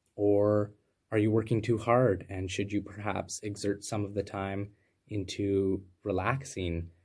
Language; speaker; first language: English; native; English